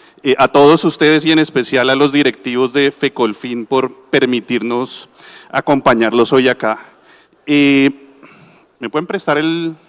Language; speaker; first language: Spanish; native; Spanish